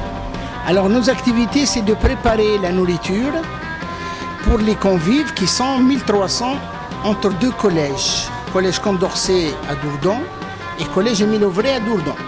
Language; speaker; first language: French; native; French